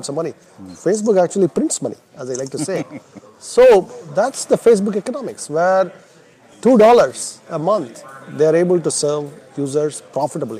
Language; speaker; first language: English; non-native, local second language; Tamil